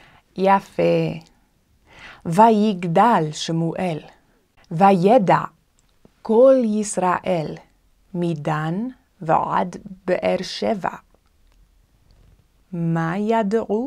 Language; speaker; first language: Hebrew; non-native, fluent; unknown